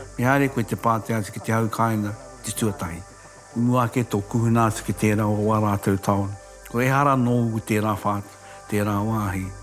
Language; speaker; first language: Māori; native; Māori